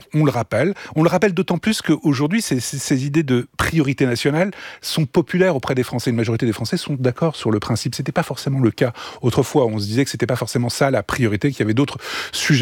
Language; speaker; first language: French; native; French